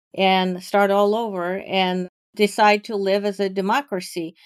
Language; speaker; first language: English; non-native, fluent; Ukrainian